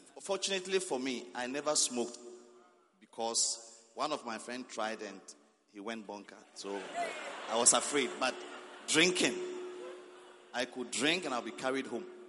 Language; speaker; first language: English; non-native, local second language; Akan